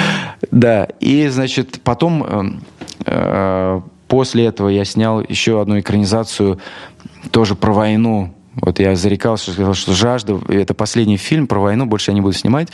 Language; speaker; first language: Russian; native; Russian